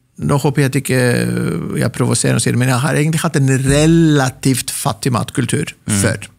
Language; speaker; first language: Norwegian; non-native, fluent; Greek